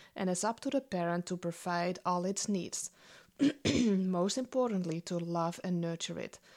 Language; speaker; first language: English; non-native, fluent; Dutch